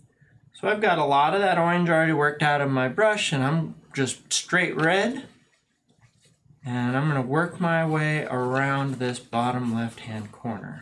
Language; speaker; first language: English; native; English